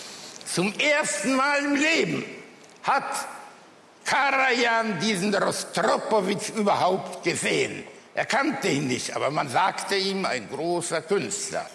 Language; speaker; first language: German; early bilingual, other home language; Polish